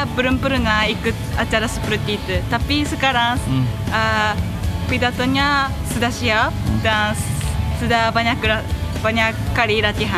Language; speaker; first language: Indonesian; non-native, learner; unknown